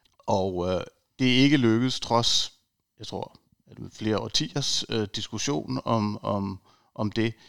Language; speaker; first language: Danish; native; Danish